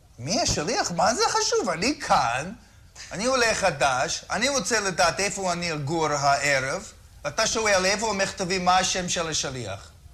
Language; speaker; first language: Hebrew; non-native, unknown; English